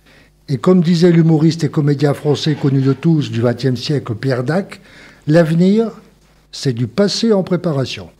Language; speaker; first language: French; native; French